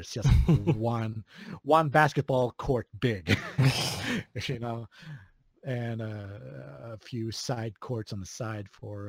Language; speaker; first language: English; non-native, fluent; Swedish